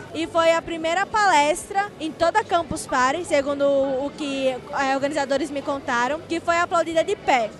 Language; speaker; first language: Portuguese; native; Portuguese